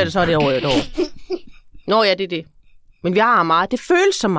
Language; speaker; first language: Danish; native; Danish